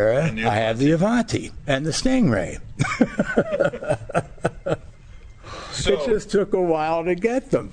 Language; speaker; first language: English; native; English